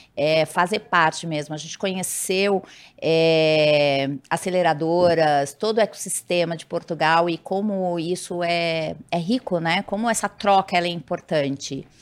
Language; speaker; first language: Portuguese; native; Portuguese